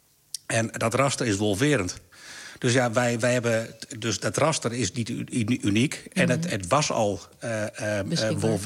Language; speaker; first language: Dutch; native; Dutch